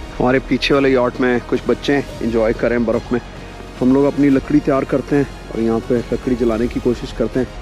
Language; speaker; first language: Urdu; non-native, local second language; Punjabi